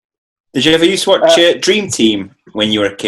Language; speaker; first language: English; native; English